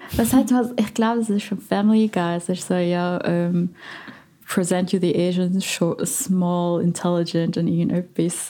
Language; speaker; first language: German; non-native, fluent; Filipino